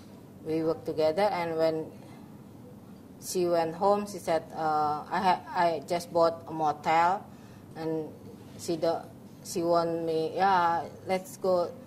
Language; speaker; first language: English; non-native, learner; Indonesian